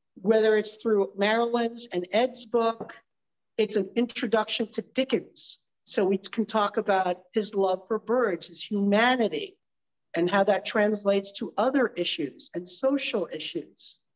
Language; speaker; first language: English; native; English